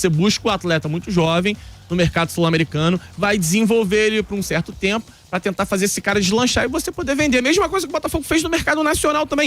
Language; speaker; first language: Portuguese; native; Portuguese